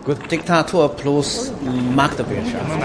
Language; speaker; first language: German; non-native, learner; Chinese